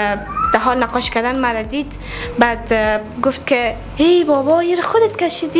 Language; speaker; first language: Persian; native; Persian